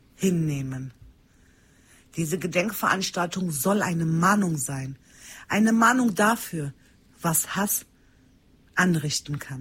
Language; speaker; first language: German; early bilingual, other home language; Turkish